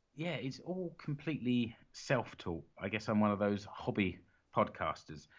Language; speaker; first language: English; native; English